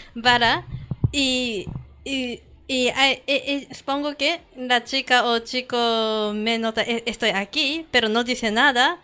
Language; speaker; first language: Spanish; non-native, learner; Japanese